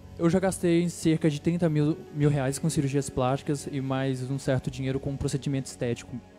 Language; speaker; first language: Portuguese; native; Portuguese